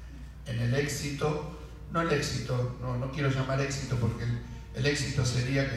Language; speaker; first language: Spanish; native; Spanish